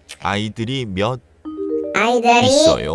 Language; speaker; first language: Korean; non-native, learner; Indonesian